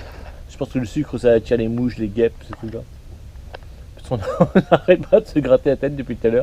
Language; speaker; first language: French; native; French